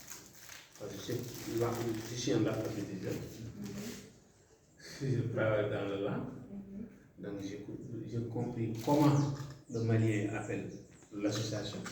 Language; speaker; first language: French; non-native, local second language; Fula